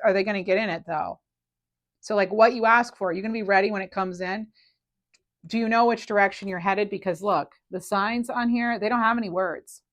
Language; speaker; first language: English; native; English